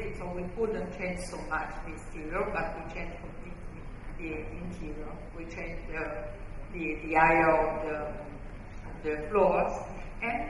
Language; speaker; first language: English; non-native, fluent; Italian